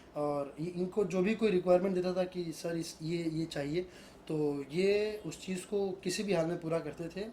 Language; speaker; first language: Hindi; native; Hindi